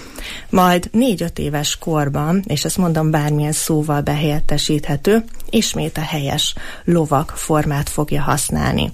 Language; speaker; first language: Hungarian; native; Hungarian